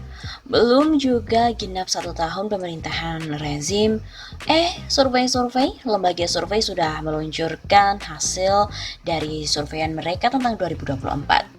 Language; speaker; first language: Indonesian; native; Indonesian